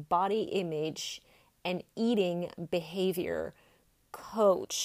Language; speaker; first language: English; non-native, fluent; French